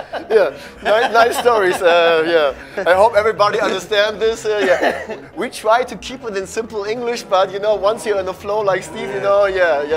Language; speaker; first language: English; non-native, fluent; German